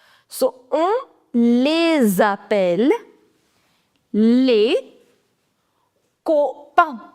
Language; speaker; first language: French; non-native, fluent; Hindi